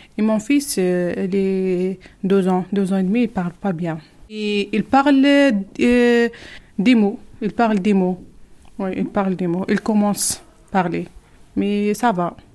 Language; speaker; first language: French; non-native, learner; Arabic